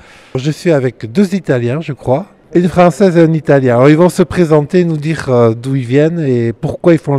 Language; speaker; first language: French; native; French